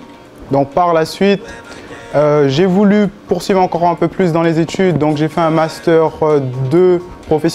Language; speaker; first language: French; native; French